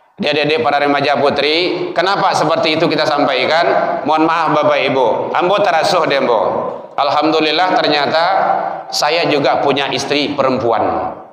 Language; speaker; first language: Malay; non-native, local second language; Minangkabau